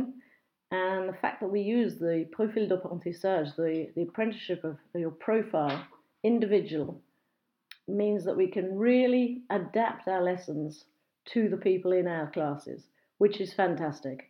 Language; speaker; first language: English; native; English